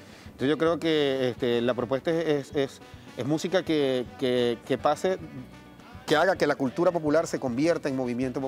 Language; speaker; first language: Spanish; native; Spanish